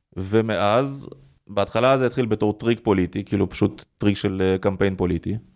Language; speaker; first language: Hebrew; early bilingual, other home language; Russian